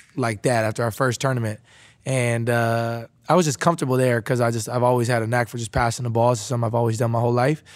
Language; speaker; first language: English; native; English